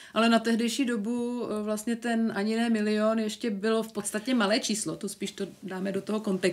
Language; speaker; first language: Czech; native; Czech